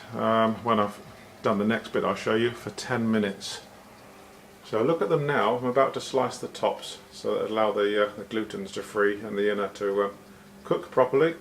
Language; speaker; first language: English; native; English